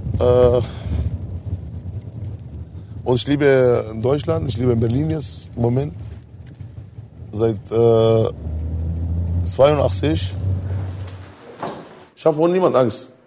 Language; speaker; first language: German; non-native, learner; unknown